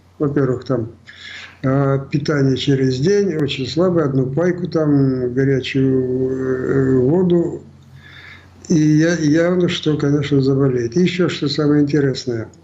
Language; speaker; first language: Russian; non-native, local second language; Crimean Tatar